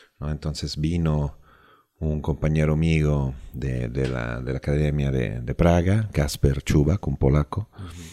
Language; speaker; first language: Spanish; non-native, fluent; Italian